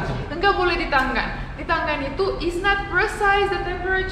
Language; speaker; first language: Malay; non-native, fluent; English